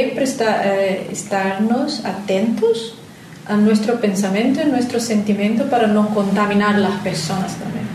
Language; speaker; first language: Spanish; non-native, learner; Portuguese